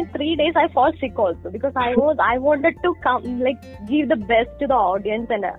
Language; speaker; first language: English; non-native, local second language; Malayalam